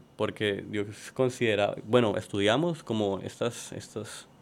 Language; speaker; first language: Spanish; native; Spanish